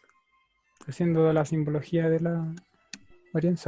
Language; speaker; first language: Spanish; native; Spanish